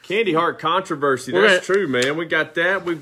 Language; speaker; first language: English; native; English